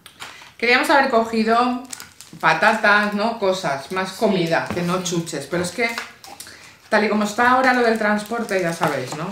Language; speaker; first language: Spanish; native; Spanish